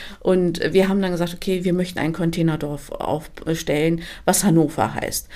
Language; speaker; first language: German; early bilingual, other home language; Turkish